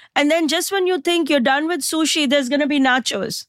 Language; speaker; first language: English; non-native, local second language; Gujarati